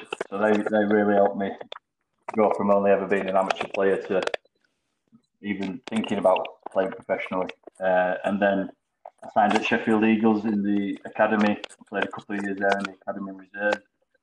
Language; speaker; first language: English; native; English